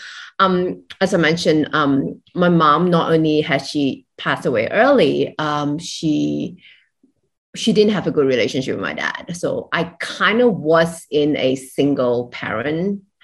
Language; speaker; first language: English; non-native, local second language; Chinese